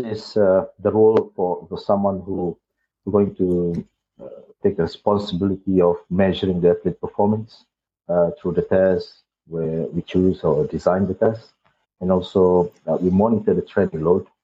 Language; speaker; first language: English; non-native, local second language; Malay